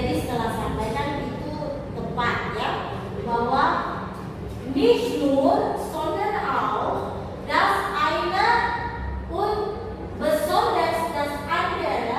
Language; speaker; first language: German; non-native, fluent; Indonesian